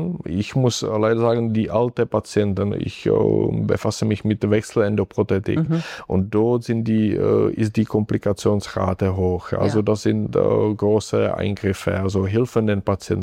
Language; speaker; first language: German; non-native, fluent; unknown